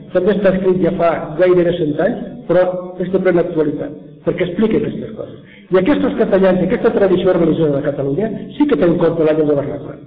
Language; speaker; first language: Catalan; native; Catalan